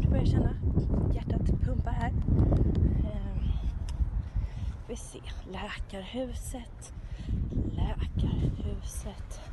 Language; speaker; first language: Swedish; non-native, fluent; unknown